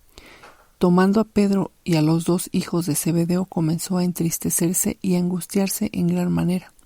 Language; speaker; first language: Spanish; native; Spanish